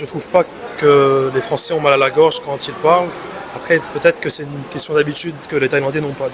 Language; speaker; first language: French; early bilingual, other home language; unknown